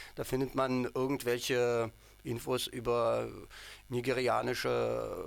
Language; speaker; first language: German; non-native, fluent; Ukrainian